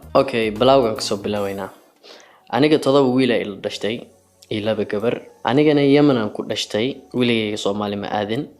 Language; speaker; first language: Somali; early bilingual, heritage; Somali